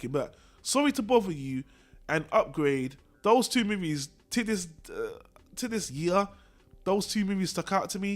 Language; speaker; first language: English; native; English